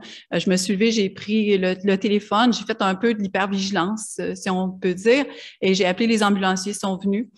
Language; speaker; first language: French; native; French